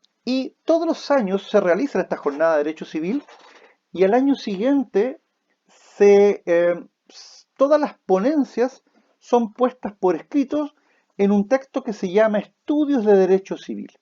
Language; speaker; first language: Spanish; native; Spanish